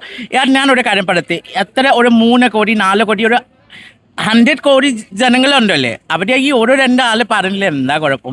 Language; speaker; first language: Malayalam; non-native, fluent; Assamese